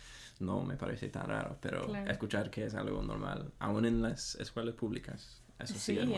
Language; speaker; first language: Spanish; non-native, fluent; English